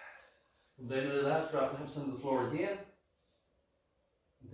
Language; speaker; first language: English; native; English